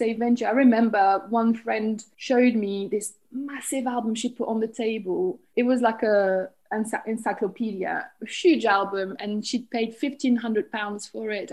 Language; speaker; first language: English; non-native, fluent; French